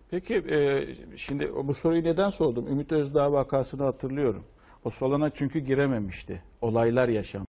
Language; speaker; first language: Turkish; native; Turkish